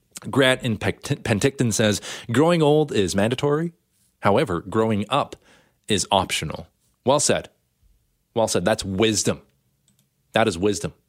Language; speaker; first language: English; native; English